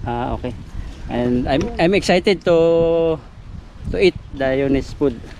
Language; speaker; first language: English; non-native, local second language; Filipino